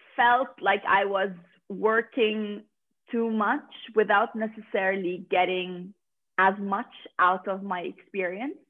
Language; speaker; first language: English; non-native, fluent; Arabic